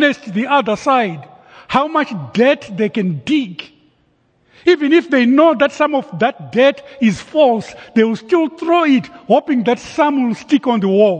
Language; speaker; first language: English; non-native, local second language; Shona